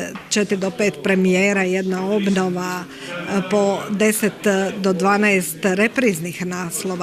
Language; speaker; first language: Croatian; native; Croatian